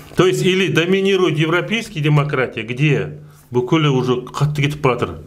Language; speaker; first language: Russian; non-native, local second language; Kazakh